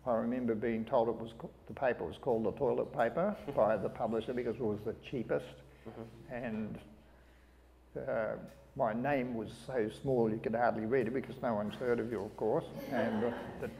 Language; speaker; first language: English; native; English